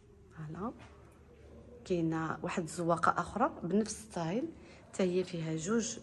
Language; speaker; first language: Arabic; native; Arabic